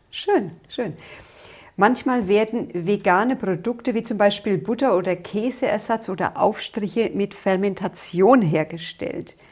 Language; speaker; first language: German; native; German